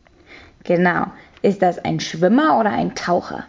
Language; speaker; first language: German; native; German